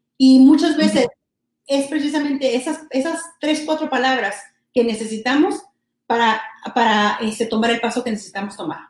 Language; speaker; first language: Spanish; early bilingual, heritage; Spanish